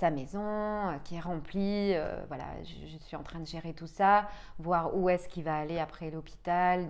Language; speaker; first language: French; native; French